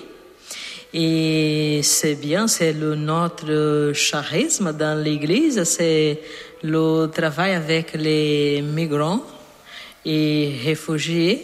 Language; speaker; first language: French; non-native, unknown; Portuguese